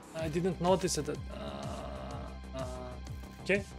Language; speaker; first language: English; non-native, learner; Croatian